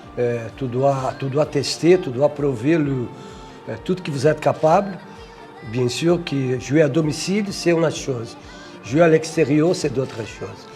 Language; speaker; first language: French; non-native, fluent; Portuguese